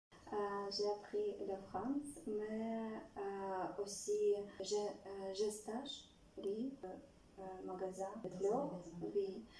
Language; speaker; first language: French; non-native, learner; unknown